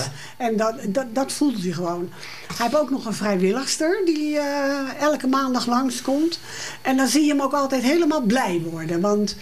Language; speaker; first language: Dutch; native; Dutch